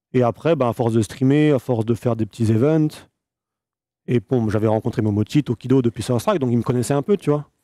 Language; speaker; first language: French; native; French